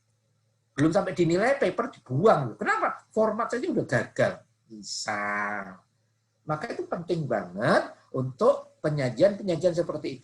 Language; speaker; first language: Indonesian; non-native, local second language; Javanese